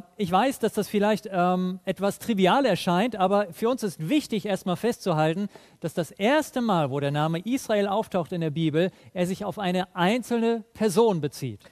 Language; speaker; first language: German; native; German